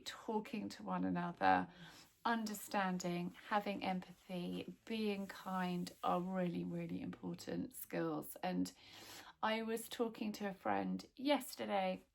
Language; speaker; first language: English; native; English